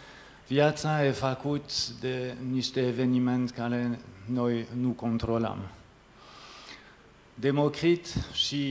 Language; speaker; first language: Romanian; non-native, fluent; French